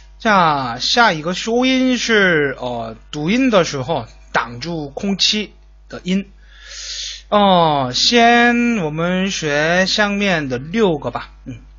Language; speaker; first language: Chinese; non-native, fluent; Korean